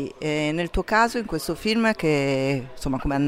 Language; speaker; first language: Italian; native; Italian